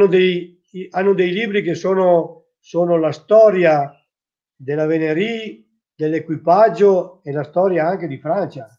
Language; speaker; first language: Italian; native; Italian